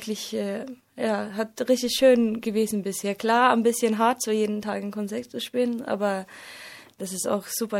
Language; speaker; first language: German; non-native, fluent; Swedish